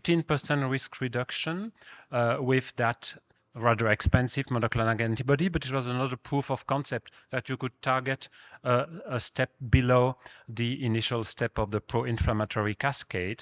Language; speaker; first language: English; non-native, fluent; French